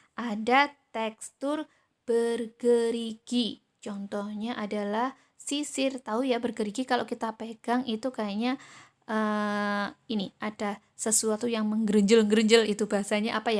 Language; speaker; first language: Indonesian; native; Indonesian